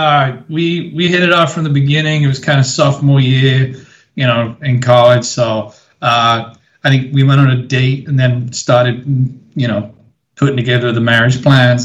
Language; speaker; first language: English; native; English